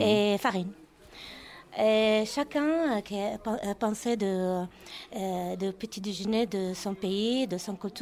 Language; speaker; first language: French; non-native, learner; Arabic